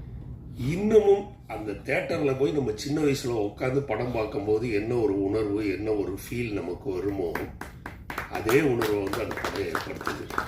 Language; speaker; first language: Tamil; native; Tamil